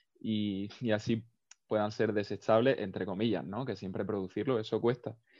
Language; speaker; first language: Spanish; native; Spanish